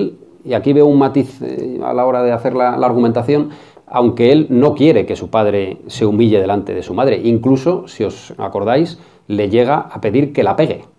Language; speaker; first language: Spanish; native; Spanish